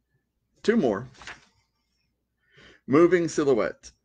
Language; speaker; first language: English; native; English